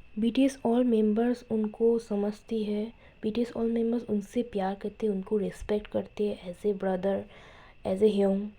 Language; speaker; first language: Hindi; non-native, local second language; Bangla